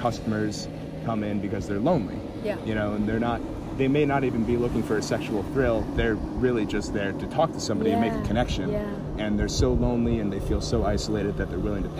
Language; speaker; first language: English; native; English